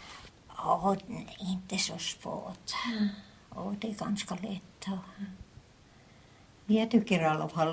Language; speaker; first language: Swedish; non-native, learner; Finnish